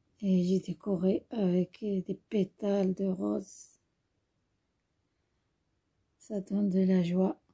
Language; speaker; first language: French; non-native, local second language; Arabic